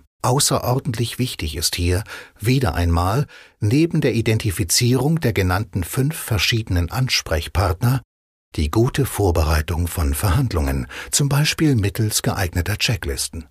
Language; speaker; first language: German; native; German